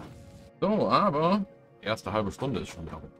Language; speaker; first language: German; native; German